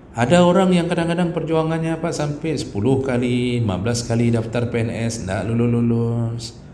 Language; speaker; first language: Malay; non-native, local second language; Achinese